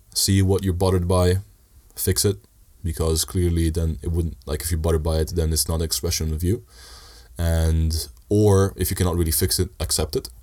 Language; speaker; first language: English; early bilingual, heritage; Dutch